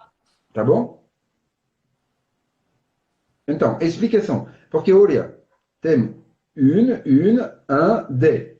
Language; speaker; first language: Portuguese; non-native, fluent; French